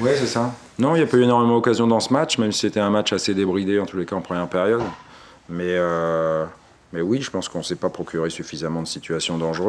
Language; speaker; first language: French; native; French